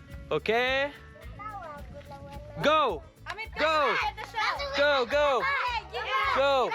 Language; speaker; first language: English; non-native, learner; French